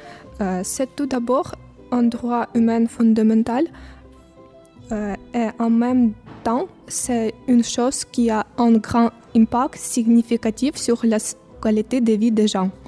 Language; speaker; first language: French; non-native, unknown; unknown